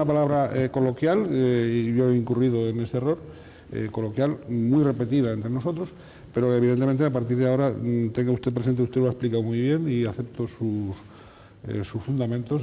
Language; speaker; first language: Spanish; native; Spanish